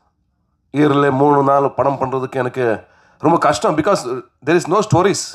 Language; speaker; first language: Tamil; non-native, learner; Kannada